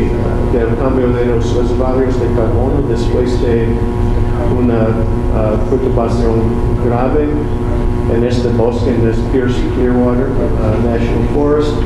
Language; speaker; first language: Spanish; non-native, learner; English